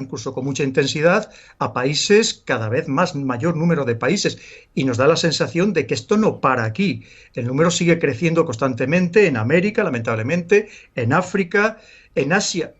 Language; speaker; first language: Spanish; native; Spanish